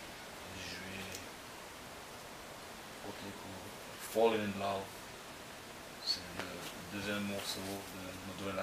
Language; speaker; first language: French; non-native, local second language; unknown